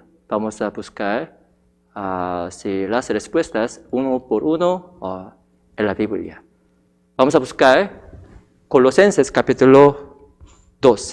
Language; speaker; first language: Spanish; non-native, fluent; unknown